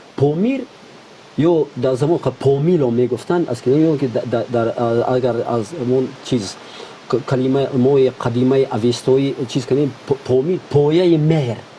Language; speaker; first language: Tajik; non-native, local second language; Shughni